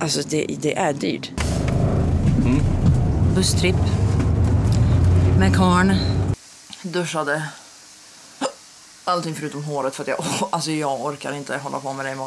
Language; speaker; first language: Swedish; native; Swedish